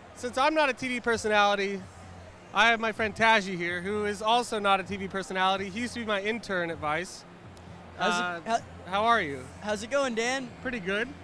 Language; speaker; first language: English; native; English